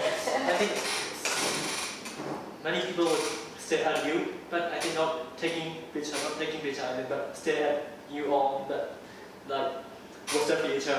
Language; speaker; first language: English; non-native, learner; Burmese